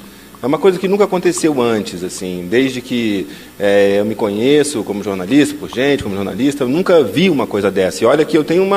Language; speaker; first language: Portuguese; native; Portuguese